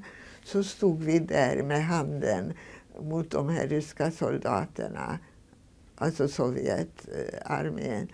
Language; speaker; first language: Swedish; non-native, fluent; Hungarian